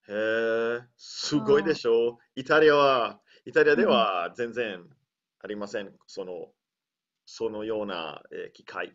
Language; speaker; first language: Japanese; non-native, learner; Italian